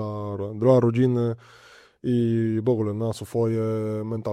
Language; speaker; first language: Polish; non-native, learner; Spanish